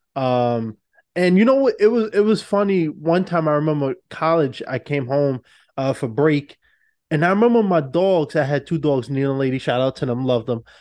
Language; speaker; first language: English; native; English